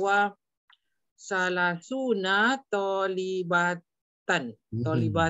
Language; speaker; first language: Arabic; non-native, learner; Malay